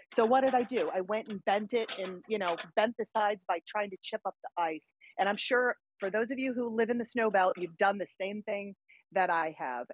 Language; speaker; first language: English; native; English